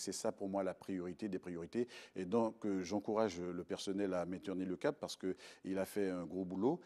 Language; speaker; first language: French; native; French